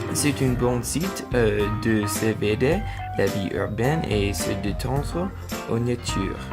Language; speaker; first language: French; non-native, learner; English